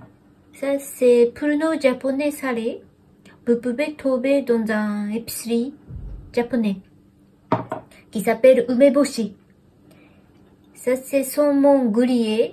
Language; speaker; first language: French; non-native, learner; Japanese